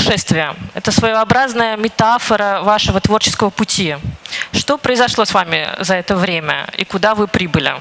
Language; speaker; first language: Russian; native; Russian